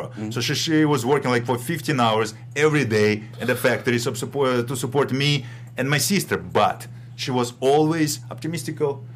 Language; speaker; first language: English; non-native, fluent; Russian